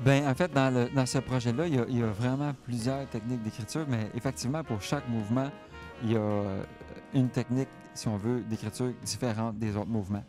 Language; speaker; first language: French; native; French